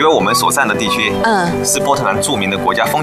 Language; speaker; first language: Chinese; native; Chinese